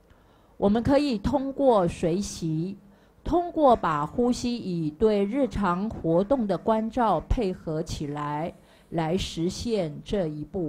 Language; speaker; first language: Chinese; native; Chinese